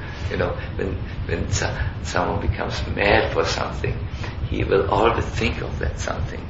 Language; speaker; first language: English; non-native, fluent; German